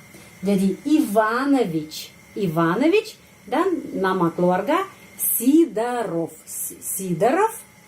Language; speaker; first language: Indonesian; non-native, fluent; Russian